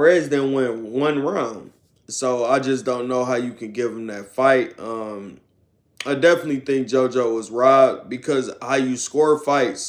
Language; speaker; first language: English; native; English